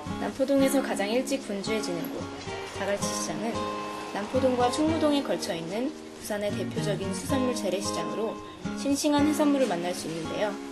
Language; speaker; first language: Korean; native; Korean